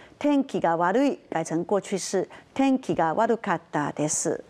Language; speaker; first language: Japanese; non-native, fluent; Chinese